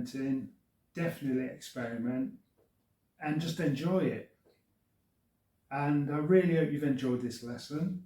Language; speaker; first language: English; native; English